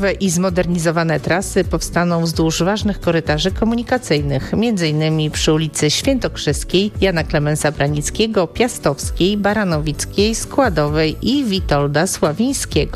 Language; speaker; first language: Polish; native; Polish